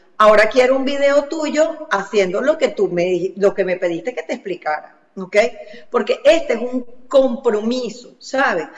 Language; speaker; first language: Spanish; native; Spanish